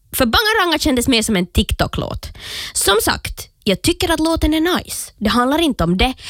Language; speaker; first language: Swedish; native; Swedish